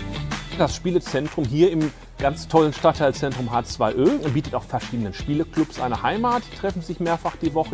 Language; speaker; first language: German; native; German